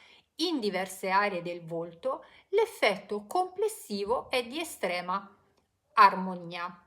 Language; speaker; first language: Italian; native; Italian